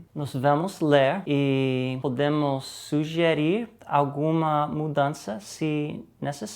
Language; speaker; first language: Portuguese; non-native, fluent; English